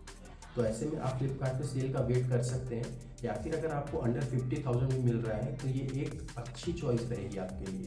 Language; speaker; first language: Hindi; native; Hindi